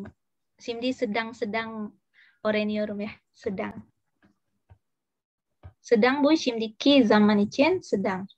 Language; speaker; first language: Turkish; non-native, fluent; Indonesian